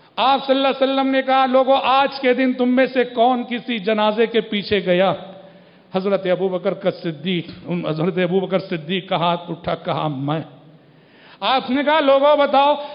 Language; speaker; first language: Urdu; native; Urdu